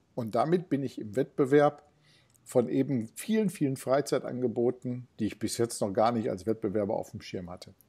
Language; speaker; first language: German; native; German